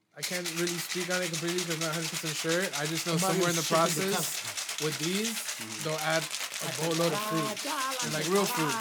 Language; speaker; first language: English; native; English